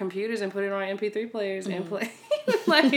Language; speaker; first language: English; native; English